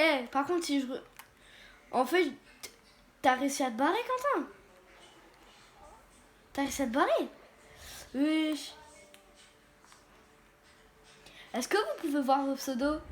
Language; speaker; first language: French; native; French